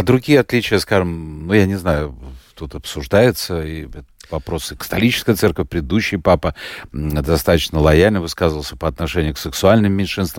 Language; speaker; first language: Russian; native; Russian